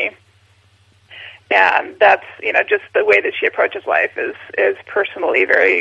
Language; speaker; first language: English; native; English